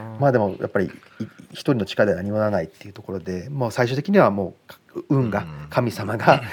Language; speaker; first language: Japanese; early bilingual, heritage; Japanese